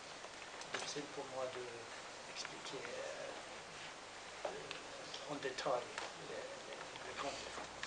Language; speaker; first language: French; non-native, learner; Norwegian